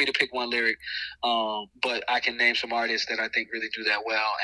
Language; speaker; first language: English; native; English